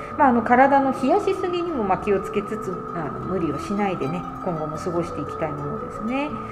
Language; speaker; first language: Japanese; native; Japanese